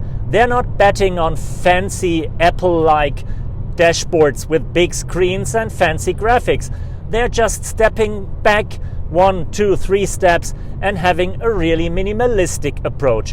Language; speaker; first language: English; non-native, fluent; German